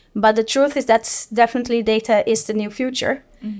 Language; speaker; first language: English; non-native, fluent; Portuguese